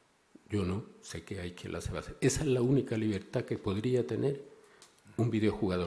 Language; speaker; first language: Spanish; native; Spanish